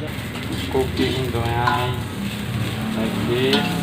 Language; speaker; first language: English; non-native, learner; Indonesian